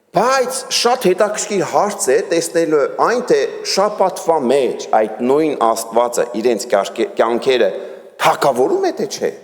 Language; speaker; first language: Armenian; native; Armenian